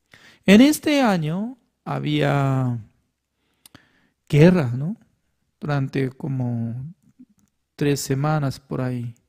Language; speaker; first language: Spanish; non-native, fluent; Korean